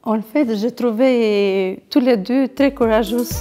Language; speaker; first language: French; non-native, learner; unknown